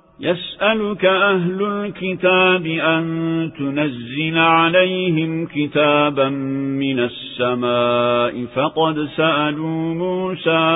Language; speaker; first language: Arabic; non-native, fluent; Turkish